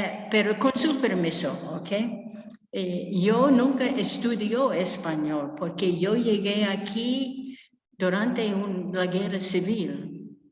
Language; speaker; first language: Spanish; non-native, fluent; English